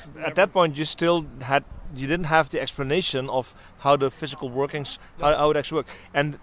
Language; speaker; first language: English; non-native, fluent; Dutch